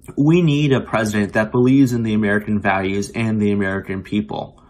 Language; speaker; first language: English; native; English